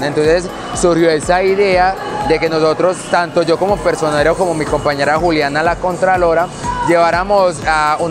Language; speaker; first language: Spanish; native; Spanish